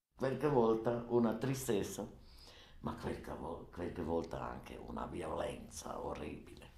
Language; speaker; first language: Italian; non-native, learner; German